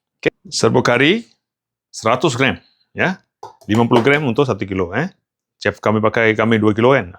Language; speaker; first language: Malay; non-native, local second language; Tamil